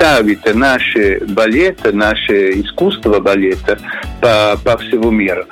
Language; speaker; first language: Russian; non-native, fluent; Italian